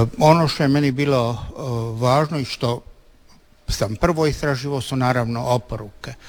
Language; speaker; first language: Croatian; native; Croatian